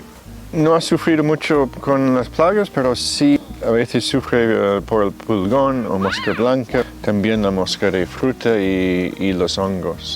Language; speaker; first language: Spanish; non-native, fluent; English